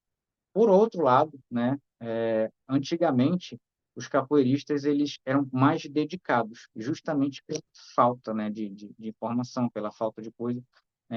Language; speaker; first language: Portuguese; native; Portuguese